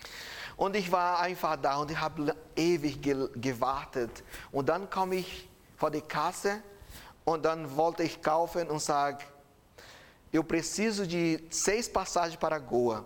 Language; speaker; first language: German; non-native, fluent; Portuguese